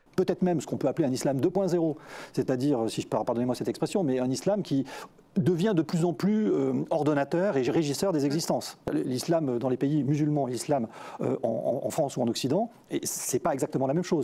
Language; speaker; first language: French; native; French